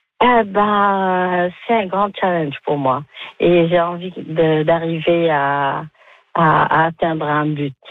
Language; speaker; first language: French; non-native, local second language; Arabic